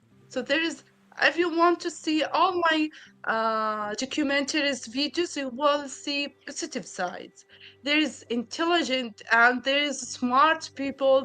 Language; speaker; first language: English; non-native, learner; Arabic